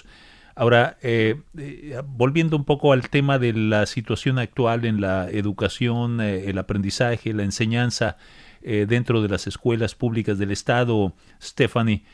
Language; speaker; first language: Spanish; native; Spanish